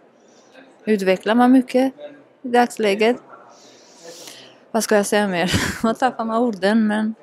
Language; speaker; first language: Swedish; non-native, learner; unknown